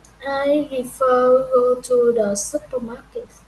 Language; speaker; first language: English; non-native, learner; Vietnamese